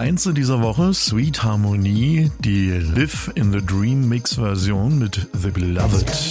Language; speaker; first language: German; native; German